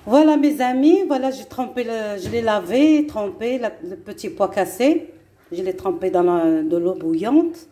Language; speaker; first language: French; non-native, local second language; Arabic